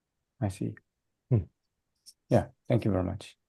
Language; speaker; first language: English; non-native, fluent; Japanese